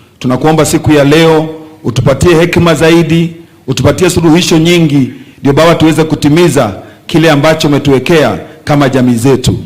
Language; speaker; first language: Swahili; non-native, local second language; Kikuyu